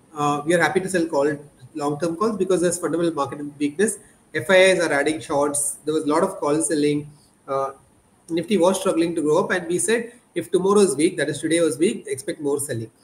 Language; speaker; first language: English; non-native, local second language; Malayalam